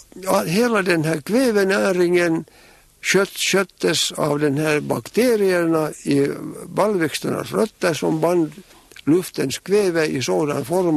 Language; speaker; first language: Swedish; native; Swedish